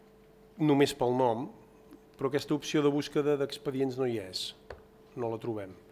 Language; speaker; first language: Catalan; native; Catalan